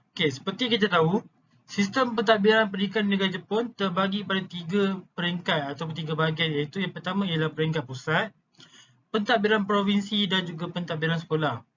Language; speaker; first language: Malay; native; Malay